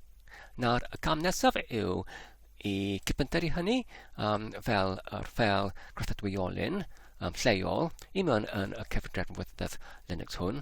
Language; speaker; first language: Welsh; non-native, learner; English